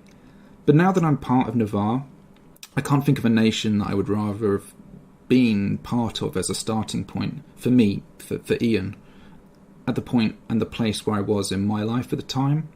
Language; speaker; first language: English; native; English